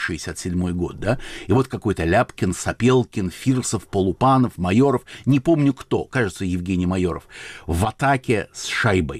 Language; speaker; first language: Russian; native; Russian